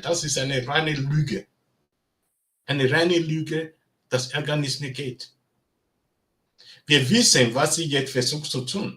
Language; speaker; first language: German; non-native, learner; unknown